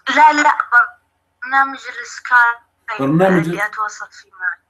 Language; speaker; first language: Arabic; native; Arabic